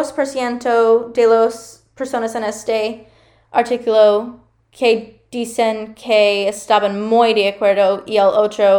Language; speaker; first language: Spanish; non-native, learner; English